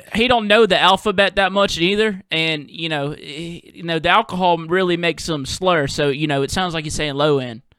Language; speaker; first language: English; native; English